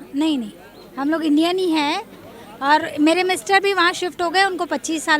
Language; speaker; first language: Hindi; non-native, local second language; Sindhi